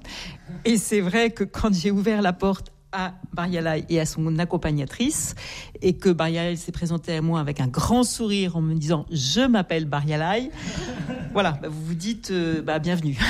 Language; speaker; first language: French; native; French